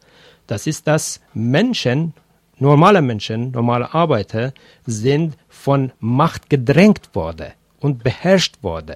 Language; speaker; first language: German; non-native, fluent; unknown